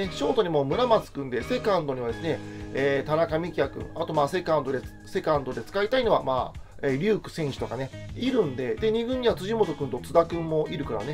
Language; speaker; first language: Japanese; native; Japanese